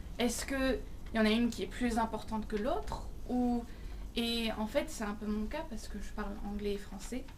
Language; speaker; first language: French; native; French